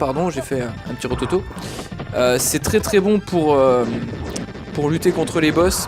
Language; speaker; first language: French; native; French